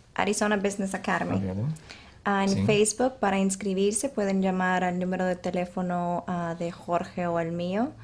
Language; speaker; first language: Spanish; native; Spanish